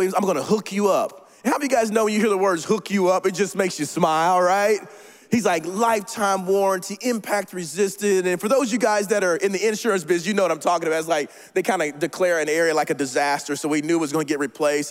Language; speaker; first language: English; native; English